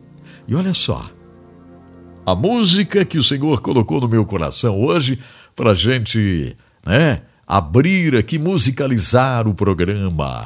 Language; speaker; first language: Portuguese; native; Portuguese